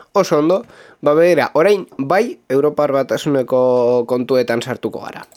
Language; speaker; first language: Basque; non-native, local second language; Spanish